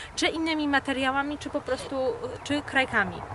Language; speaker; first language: Polish; native; Polish